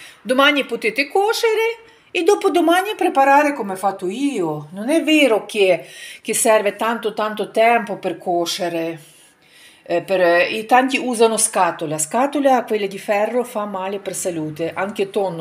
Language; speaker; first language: Italian; non-native, fluent; Ukrainian